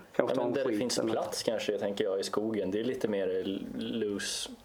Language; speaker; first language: Swedish; native; Swedish